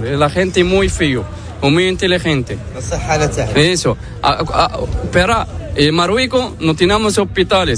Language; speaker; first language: Spanish; non-native, learner; Arabic